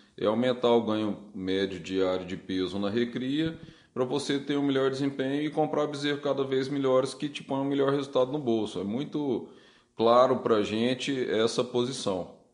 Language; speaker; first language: Portuguese; native; Portuguese